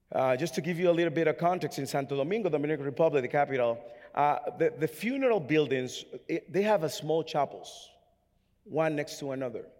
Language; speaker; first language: English; non-native, fluent; Spanish